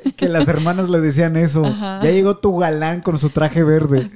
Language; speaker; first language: Spanish; early bilingual, heritage; Spanish